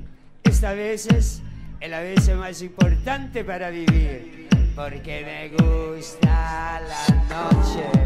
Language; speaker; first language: Spanish; non-native, learner; Italian